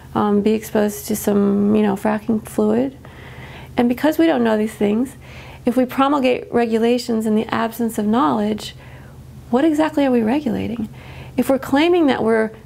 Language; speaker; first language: English; native; English